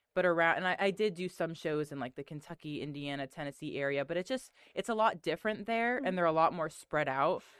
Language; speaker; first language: English; native; English